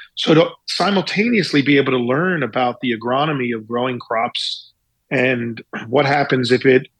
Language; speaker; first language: English; native; English